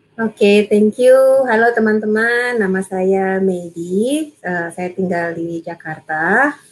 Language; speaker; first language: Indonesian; native; Indonesian